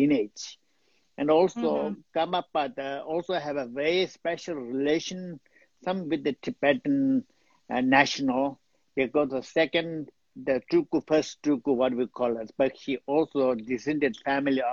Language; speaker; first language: English; non-native, local second language; Tibetan